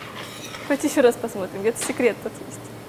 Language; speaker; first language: Russian; native; Russian